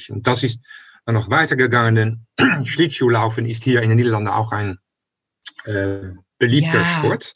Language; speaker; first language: German; non-native, fluent; Dutch